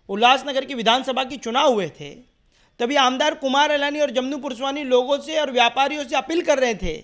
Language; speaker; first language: Hindi; non-native, local second language; Marathi